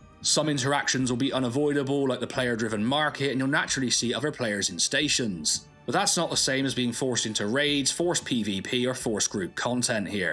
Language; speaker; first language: English; native; English